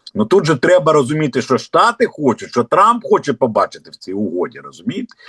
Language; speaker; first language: Ukrainian; non-native, local second language; Russian